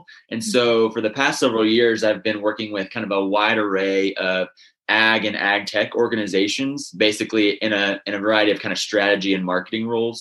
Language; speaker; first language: English; native; English